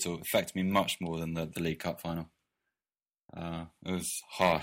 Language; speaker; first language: English; native; English